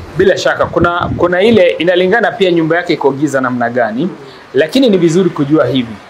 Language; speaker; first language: Swahili; non-native, local second language; Kikuyu